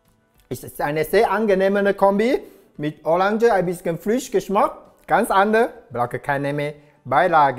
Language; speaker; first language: German; non-native, learner; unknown